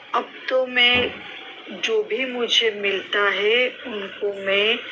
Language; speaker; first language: Hindi; non-native, local second language; Marathi